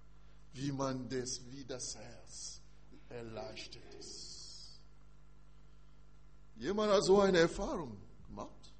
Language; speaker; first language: German; non-native, learner; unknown